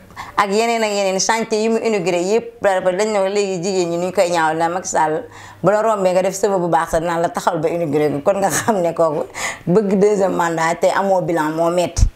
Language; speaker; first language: Wolof; native; Wolof